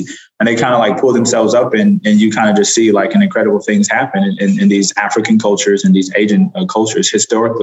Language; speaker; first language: English; native; English